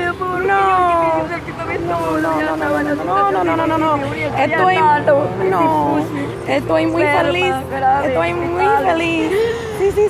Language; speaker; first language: Spanish; non-native, learner; English